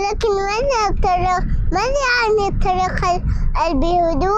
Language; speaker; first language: Arabic; early bilingual, heritage; Arabic